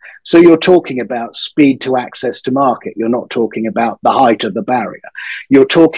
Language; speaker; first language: English; native; English